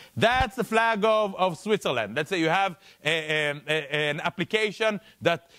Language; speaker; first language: English; non-native, fluent; Hebrew